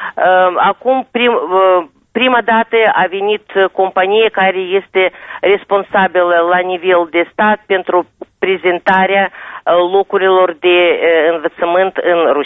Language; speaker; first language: Romanian; non-native, local second language; Russian